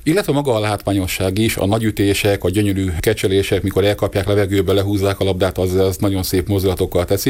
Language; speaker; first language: Hungarian; native; Hungarian